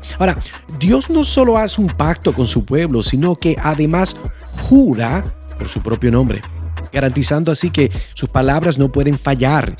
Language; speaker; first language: Spanish; native; Spanish